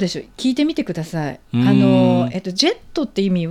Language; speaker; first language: Japanese; native; Japanese